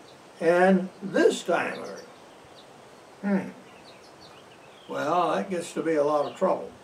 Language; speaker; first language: English; native; English